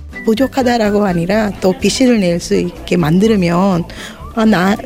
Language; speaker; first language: Korean; non-native, fluent; Sinhala